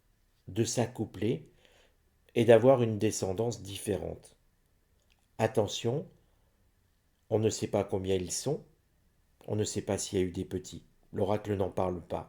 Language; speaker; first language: French; native; French